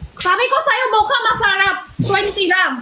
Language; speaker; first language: Filipino; non-native, learner; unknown